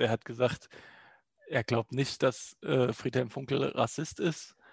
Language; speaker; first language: German; native; German